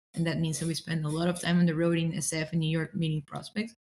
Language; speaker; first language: English; non-native, fluent; Spanish